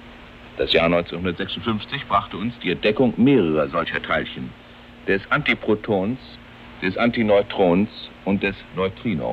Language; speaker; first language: German; native; German